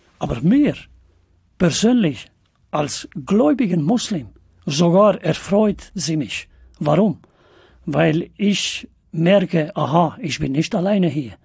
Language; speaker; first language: German; non-native, fluent; Albanian